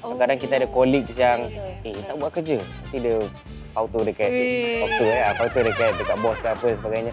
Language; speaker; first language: Malay; native; Malay